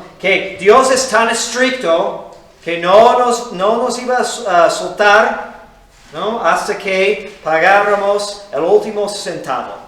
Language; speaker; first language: Spanish; non-native, fluent; English